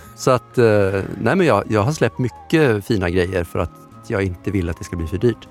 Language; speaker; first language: Swedish; native; Swedish